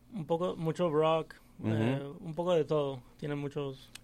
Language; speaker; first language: Spanish; early bilingual, heritage; English